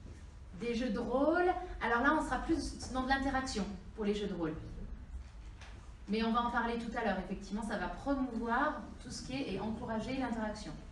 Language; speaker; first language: French; native; French